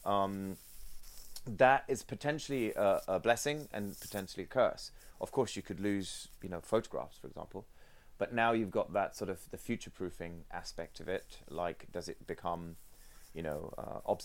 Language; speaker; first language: English; non-native, local second language; Sinhala